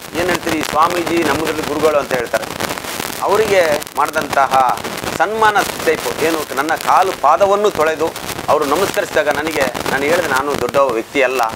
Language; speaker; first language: Kannada; non-native, local second language; Malayalam